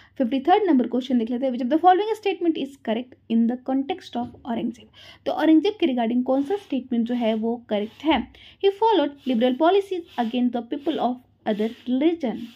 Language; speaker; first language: Hindi; native; Hindi